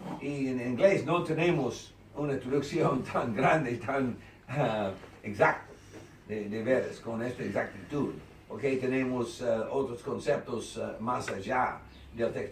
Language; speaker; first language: Spanish; non-native, learner; English